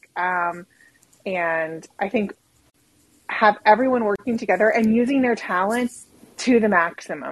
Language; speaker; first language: English; native; English